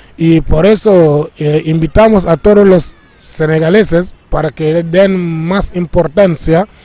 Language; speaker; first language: Spanish; non-native, fluent; Wolof